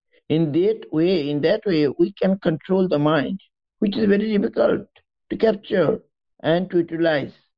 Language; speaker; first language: English; non-native, local second language; Bangla